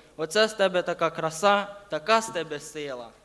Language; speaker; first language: Ukrainian; native; Ukrainian